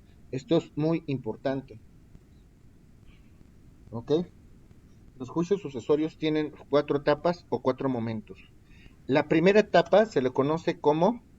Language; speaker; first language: Spanish; native; Spanish